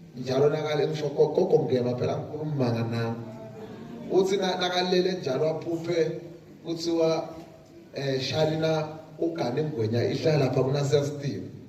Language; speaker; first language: Zulu; non-native, local second language; Swati